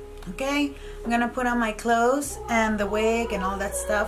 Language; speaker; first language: English; early bilingual, other home language; Spanish